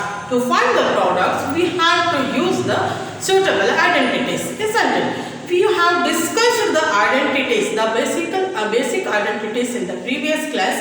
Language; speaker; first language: English; non-native, local second language; Kannada